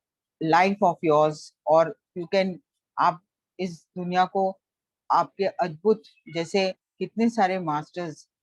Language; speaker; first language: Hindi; native; Hindi